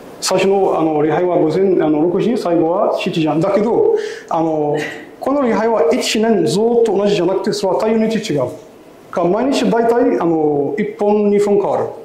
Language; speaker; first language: Japanese; non-native, learner; Arabic